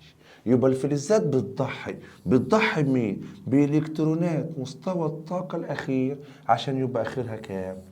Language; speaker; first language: Arabic; native; Arabic